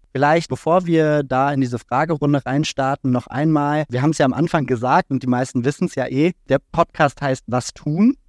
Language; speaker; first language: German; native; German